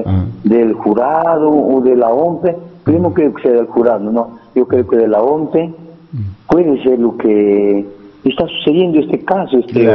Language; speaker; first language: Spanish; native; Spanish